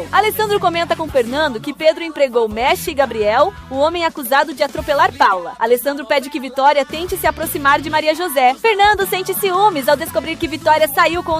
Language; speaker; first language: Portuguese; native; Portuguese